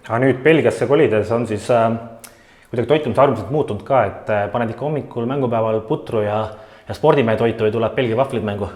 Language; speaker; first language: Estonian; native; Estonian